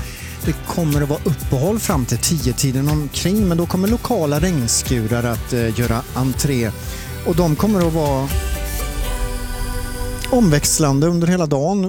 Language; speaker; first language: Swedish; native; Swedish